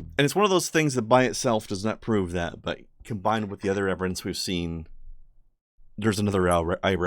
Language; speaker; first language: English; native; English